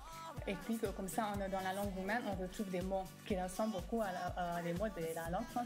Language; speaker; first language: French; non-native, fluent; Romanian